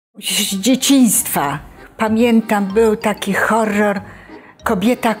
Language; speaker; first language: Polish; native; Polish